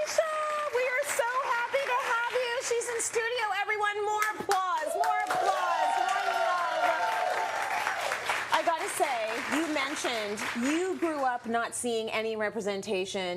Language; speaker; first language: English; native; English